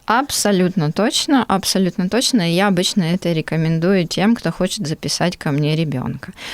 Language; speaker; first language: Russian; native; Russian